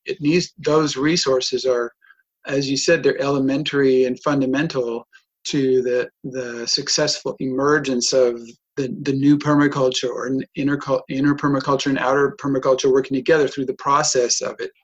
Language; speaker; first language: English; native; English